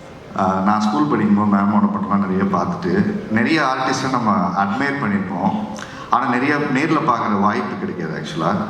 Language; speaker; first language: Tamil; native; Tamil